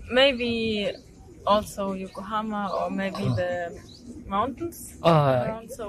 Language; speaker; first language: English; non-native, fluent; German